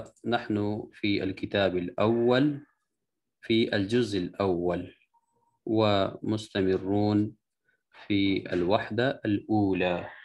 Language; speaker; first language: Arabic; non-native, fluent; Urdu